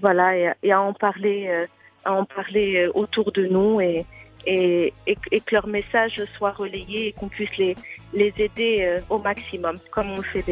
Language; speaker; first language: French; non-native, local second language; Arabic